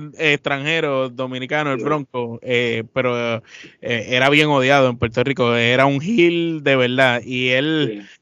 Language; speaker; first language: Spanish; native; Spanish